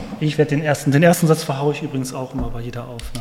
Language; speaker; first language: German; native; German